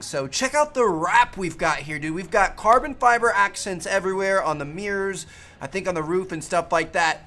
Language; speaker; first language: English; native; English